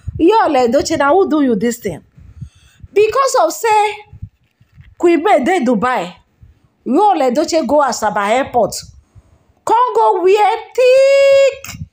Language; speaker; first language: Nigerian Pidgin; non-native, local second language; Igbo